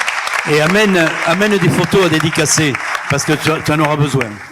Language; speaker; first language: French; native; French